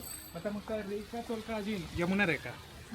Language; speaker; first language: Russian; non-native, learner; Hindi